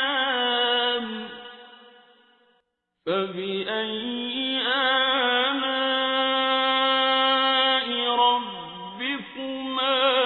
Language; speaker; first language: Arabic; native; Arabic